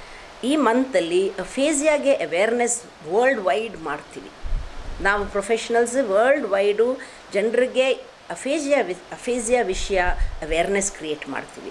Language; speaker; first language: Kannada; non-native, local second language; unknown